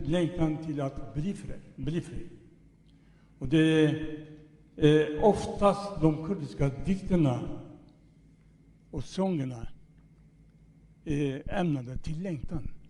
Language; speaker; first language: Swedish; non-native, fluent; Kurdish